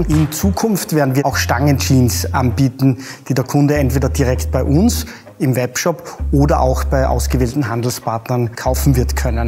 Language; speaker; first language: German; native; German